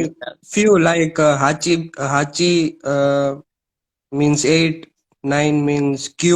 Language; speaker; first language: English; non-native, learner; Indonesian